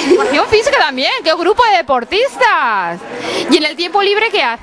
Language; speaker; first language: Spanish; native; Spanish